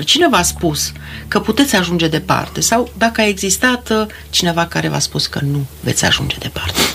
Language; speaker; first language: Romanian; native; Romanian